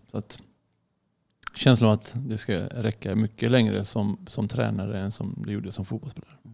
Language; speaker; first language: Swedish; early bilingual, other home language; Arabic